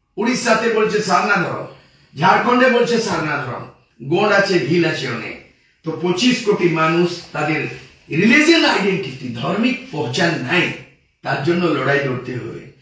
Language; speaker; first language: Bangla; non-native, local second language; Santali